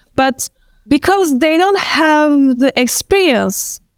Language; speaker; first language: English; non-native, fluent; Turkish